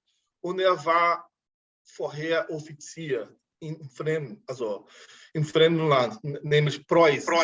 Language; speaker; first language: German; non-native, fluent; Portuguese